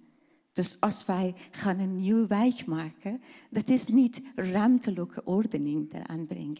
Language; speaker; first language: Dutch; non-native, fluent; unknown